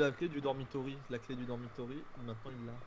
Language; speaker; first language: French; native; French